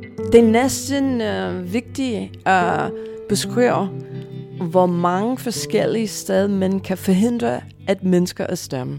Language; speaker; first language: Danish; non-native, fluent; English